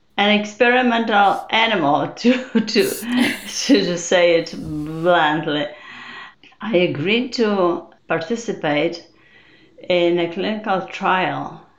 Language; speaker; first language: English; non-native, fluent; Polish